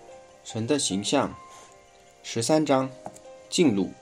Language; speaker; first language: Chinese; native; Chinese